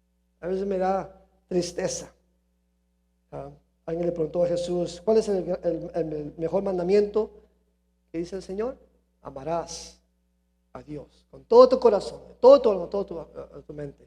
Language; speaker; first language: Spanish; early bilingual, heritage; Spanish